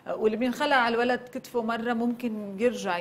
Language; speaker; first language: Arabic; native; Arabic